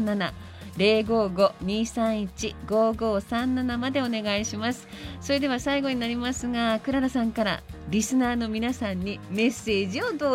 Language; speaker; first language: Japanese; native; Japanese